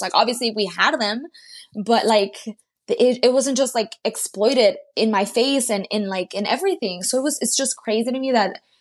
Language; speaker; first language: English; early bilingual, other home language; Spanish